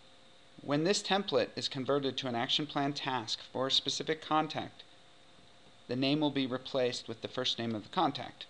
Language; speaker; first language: English; native; English